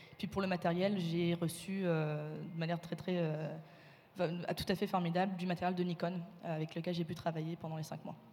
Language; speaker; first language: French; native; French